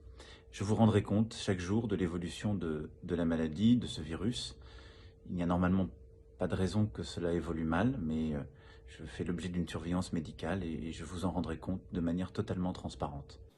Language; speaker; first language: French; native; French